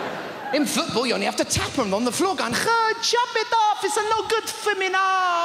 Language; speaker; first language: English; native; English